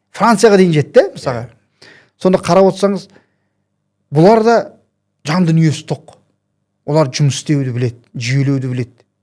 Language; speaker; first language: Kazakh; native; Kazakh